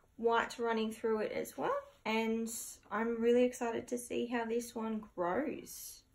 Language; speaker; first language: English; native; English